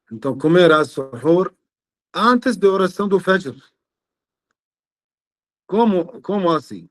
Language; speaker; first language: Portuguese; non-native, fluent; Arabic